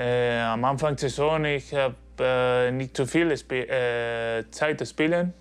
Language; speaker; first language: German; non-native, learner; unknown